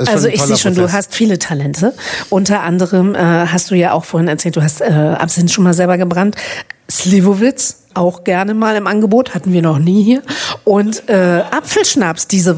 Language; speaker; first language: German; native; German